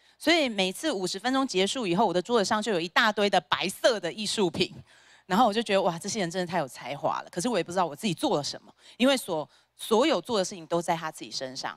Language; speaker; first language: Chinese; native; Chinese